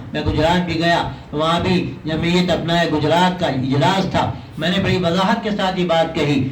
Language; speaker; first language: Urdu; native; Urdu